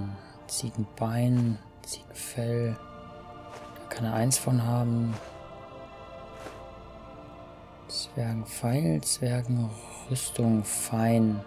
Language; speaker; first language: German; native; German